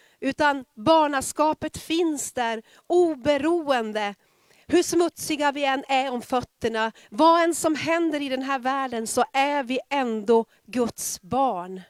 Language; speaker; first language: Swedish; native; Swedish